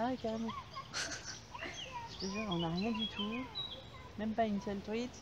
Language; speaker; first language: French; native; French